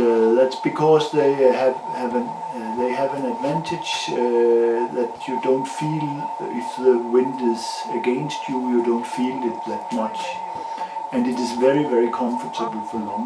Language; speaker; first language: English; non-native, learner; Danish